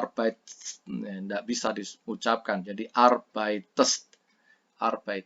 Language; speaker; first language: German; non-native, fluent; Indonesian